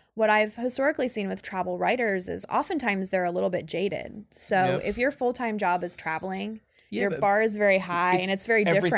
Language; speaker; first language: English; native; English